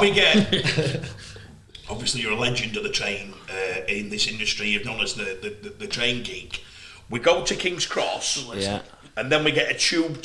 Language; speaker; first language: English; native; English